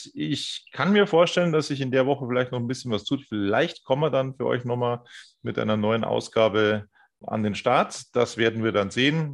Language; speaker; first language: German; native; German